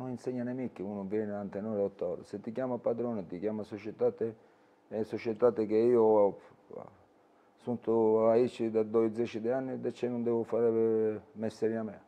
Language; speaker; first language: Romanian; non-native, learner; Italian